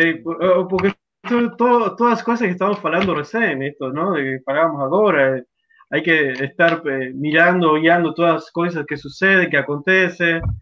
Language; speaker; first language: Portuguese; non-native, learner; Spanish